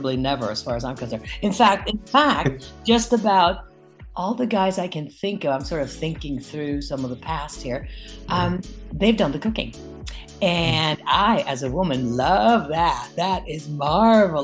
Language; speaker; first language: English; non-native, fluent; Norwegian